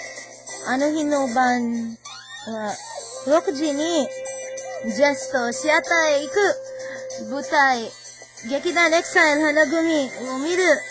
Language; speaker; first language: Japanese; non-native, learner; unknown